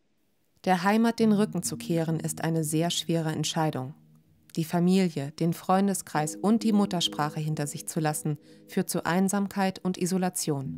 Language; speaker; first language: German; native; German